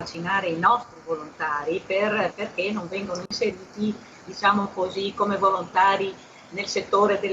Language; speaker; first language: Italian; native; Italian